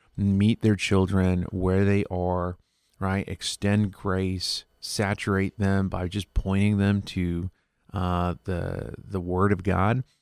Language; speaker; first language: English; early bilingual, other home language; Spanish